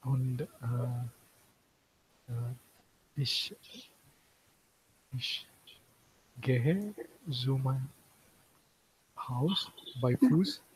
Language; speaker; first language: German; non-native, learner; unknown